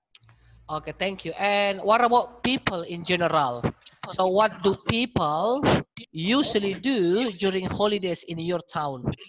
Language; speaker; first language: English; non-native, learner; Indonesian